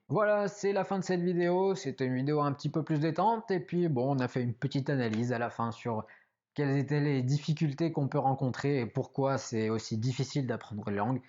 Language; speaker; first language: French; native; French